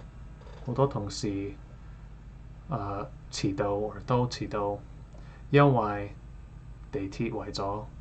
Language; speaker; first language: Cantonese; non-native, learner; English